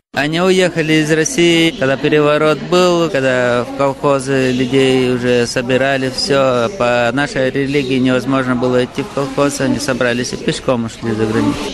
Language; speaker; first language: Russian; early bilingual, heritage; Spanish